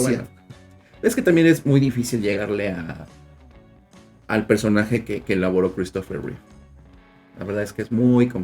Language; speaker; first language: Spanish; native; Spanish